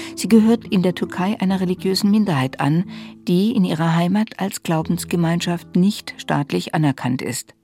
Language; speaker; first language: German; native; German